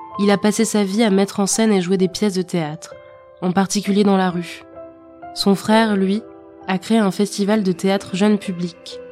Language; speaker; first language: French; native; French